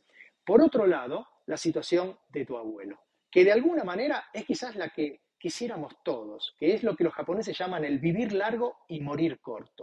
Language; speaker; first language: Spanish; native; Spanish